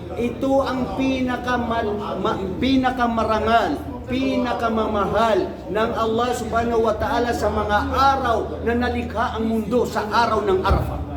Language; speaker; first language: Filipino; non-native, local second language; Maranao